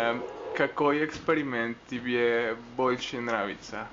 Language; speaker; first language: Russian; non-native, learner; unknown